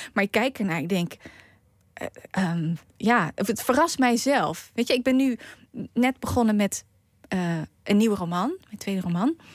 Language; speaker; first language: Dutch; native; Dutch